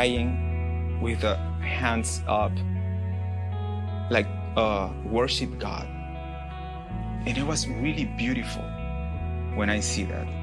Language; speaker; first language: English; non-native, learner; Spanish